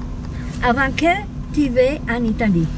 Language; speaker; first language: French; non-native, learner; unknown